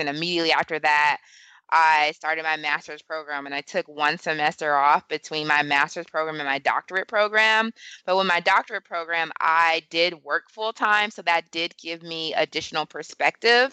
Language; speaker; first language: English; native; English